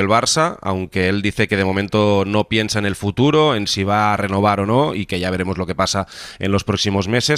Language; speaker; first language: Spanish; native; Spanish